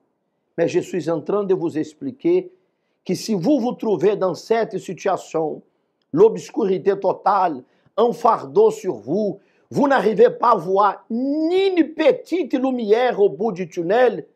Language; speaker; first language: French; non-native, fluent; Portuguese